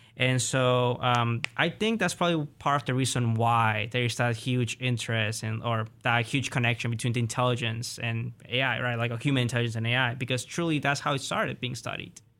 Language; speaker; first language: English; early bilingual, other home language; Spanish